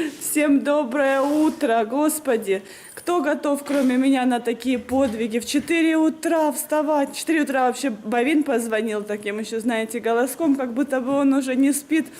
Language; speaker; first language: Russian; native; Russian